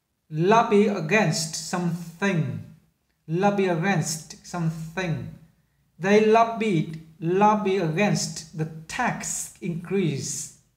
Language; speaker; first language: English; non-native, fluent; Vietnamese